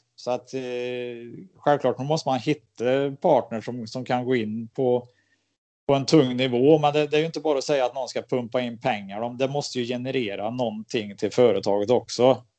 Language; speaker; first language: Swedish; native; Swedish